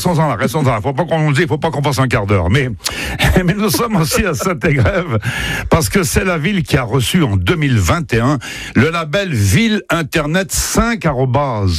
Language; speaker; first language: French; native; French